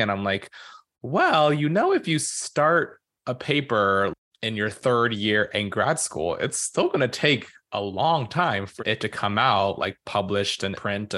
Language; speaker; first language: English; native; English